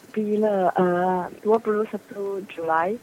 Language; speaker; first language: Malay; non-native, learner; Chinese